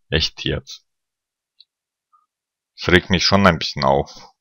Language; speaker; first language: German; non-native, fluent; Russian